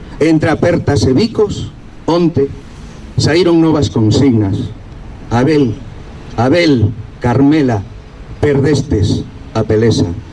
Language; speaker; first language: Galician; non-native, local second language; Spanish